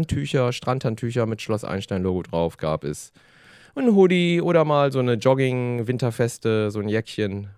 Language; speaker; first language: German; early bilingual, other home language; Korean